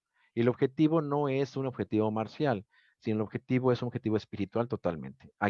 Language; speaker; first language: Spanish; native; Spanish